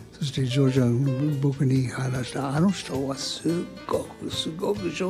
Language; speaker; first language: Japanese; non-native, learner; English